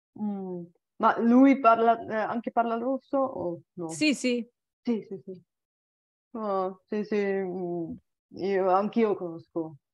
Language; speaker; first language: Italian; non-native, learner; Bulgarian